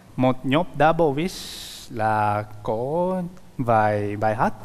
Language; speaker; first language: Vietnamese; non-native, learner; Japanese